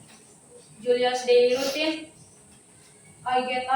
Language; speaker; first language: English; non-native, learner; Indonesian